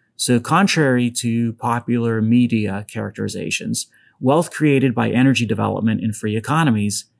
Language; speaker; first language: English; native; English